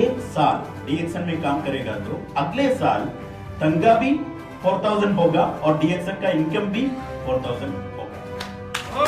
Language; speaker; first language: Hindi; non-native, fluent; Bangla